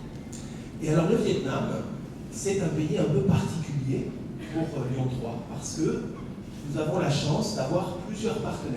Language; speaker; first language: French; native; French